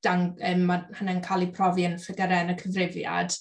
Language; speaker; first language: Welsh; native; Welsh